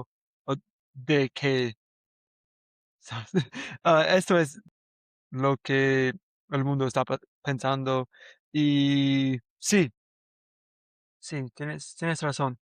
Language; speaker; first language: Spanish; non-native, learner; English